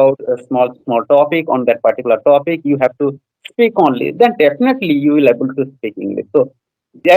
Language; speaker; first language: English; non-native, fluent; Odia